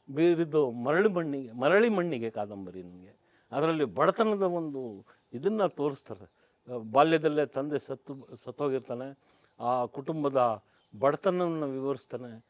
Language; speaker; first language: Kannada; non-native, local second language; Urdu